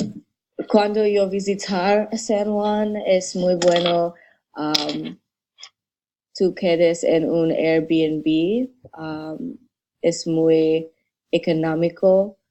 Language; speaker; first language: Spanish; non-native, learner; English